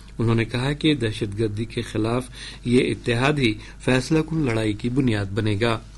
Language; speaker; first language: Urdu; native; Urdu